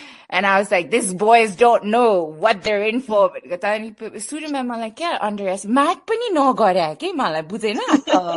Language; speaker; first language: English; early bilingual, other home language; Nepali